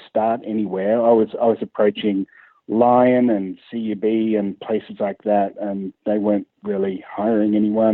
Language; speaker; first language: English; native; English